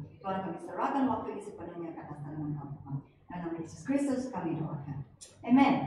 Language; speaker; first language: Malay; non-native, local second language; Chinese